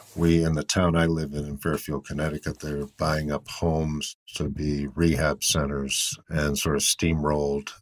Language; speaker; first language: English; native; English